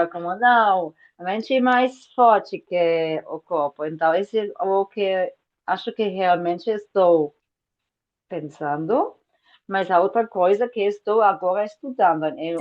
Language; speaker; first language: Portuguese; non-native, fluent; Spanish